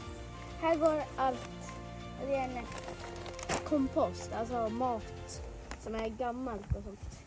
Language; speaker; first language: Swedish; early bilingual, other home language; Sinhala